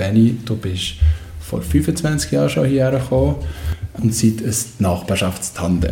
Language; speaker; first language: German; native; German